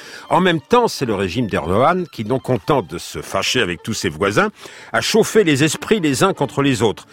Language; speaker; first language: French; native; French